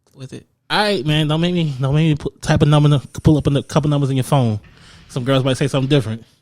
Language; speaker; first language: English; native; English